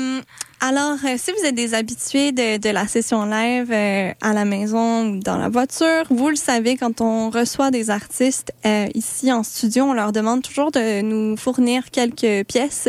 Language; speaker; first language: French; native; French